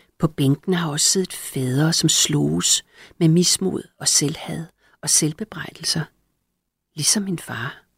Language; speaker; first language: Danish; native; Danish